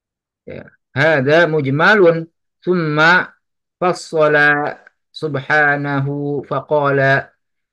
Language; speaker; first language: Arabic; non-native, learner; Indonesian